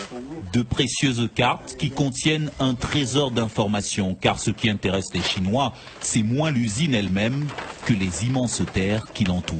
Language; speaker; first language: French; native; French